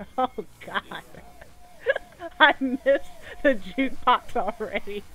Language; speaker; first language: English; native; English